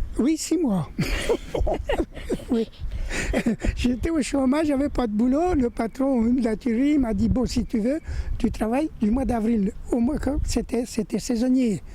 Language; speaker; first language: French; native; French